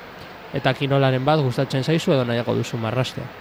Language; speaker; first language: Basque; native; Basque